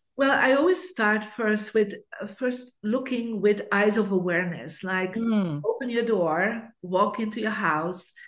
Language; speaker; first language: English; non-native, fluent; Dutch